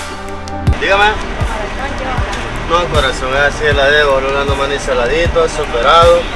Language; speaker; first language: Spanish; native; Spanish